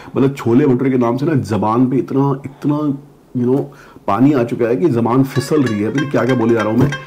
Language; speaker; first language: Hindi; native; Hindi